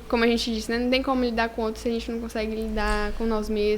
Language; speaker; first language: Portuguese; native; Portuguese